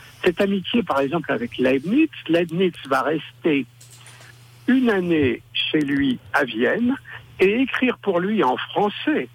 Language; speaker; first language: French; native; French